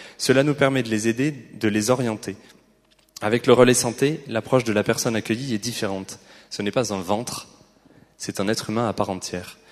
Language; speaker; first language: French; native; French